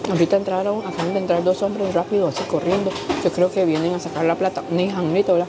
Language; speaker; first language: Spanish; native; Spanish